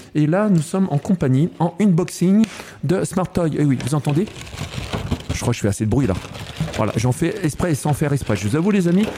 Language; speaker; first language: French; native; French